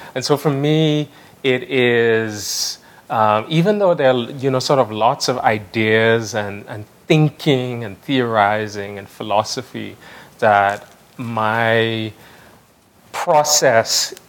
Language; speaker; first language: English; native; English